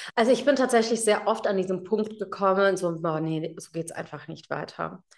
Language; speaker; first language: German; early bilingual, other home language; Tamil